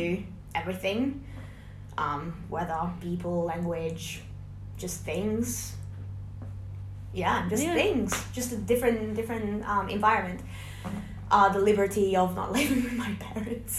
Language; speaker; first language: English; non-native, fluent; Hungarian